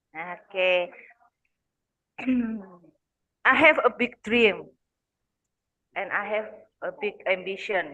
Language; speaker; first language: English; non-native, learner; Indonesian